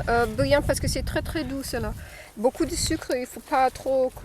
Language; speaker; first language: French; non-native, fluent; English